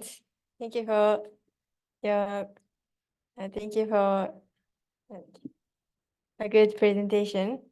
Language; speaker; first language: English; non-native, fluent; Japanese